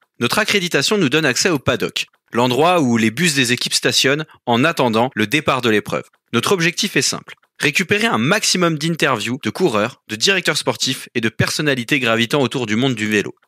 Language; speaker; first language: French; native; French